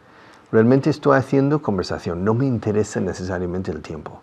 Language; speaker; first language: Spanish; non-native, fluent; English